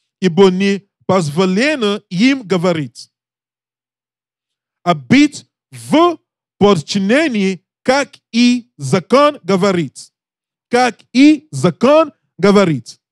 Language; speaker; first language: Russian; non-native, learner; English